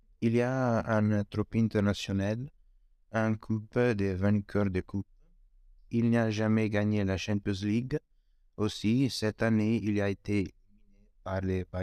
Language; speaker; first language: French; non-native, learner; Italian